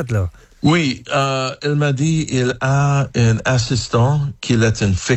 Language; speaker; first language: French; non-native, fluent; English